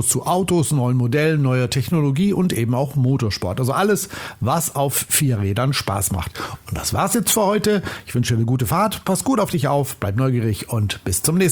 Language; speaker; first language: German; native; German